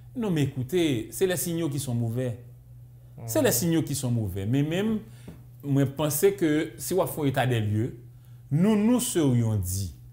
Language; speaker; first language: French; native; French